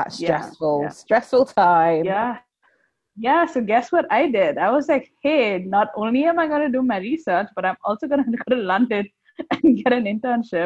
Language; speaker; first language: English; non-native, local second language; Tamil